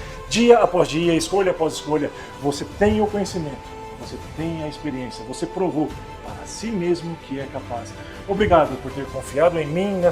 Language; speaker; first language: Portuguese; native; Portuguese